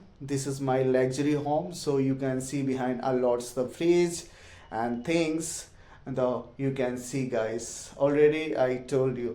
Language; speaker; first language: English; non-native, learner; Hindi